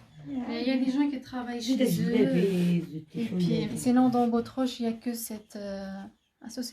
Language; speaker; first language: French; non-native, local second language; Arabic